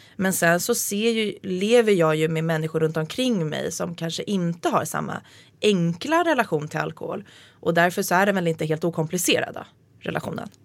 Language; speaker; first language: Swedish; native; Swedish